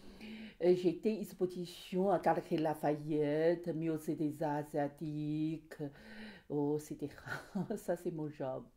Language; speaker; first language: French; non-native, learner; Chinese